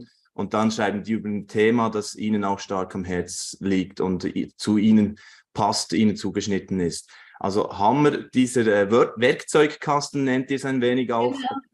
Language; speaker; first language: German; native; German